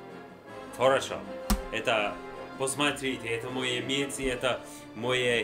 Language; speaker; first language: Russian; non-native, learner; English